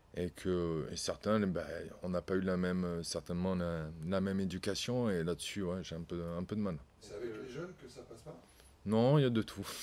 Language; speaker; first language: French; native; French